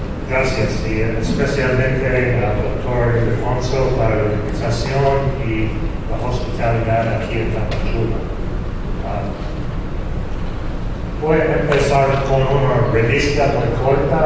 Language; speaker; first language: Spanish; non-native, fluent; English